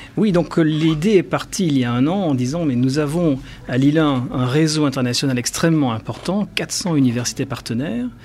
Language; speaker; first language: French; native; French